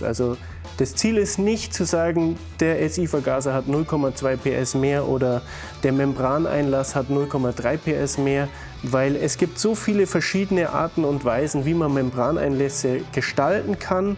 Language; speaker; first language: German; native; German